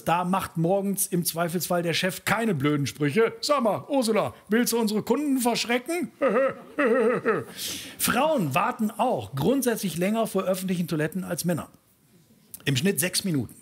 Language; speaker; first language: German; native; German